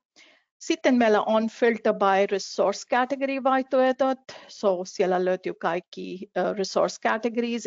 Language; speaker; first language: Finnish; non-native, fluent; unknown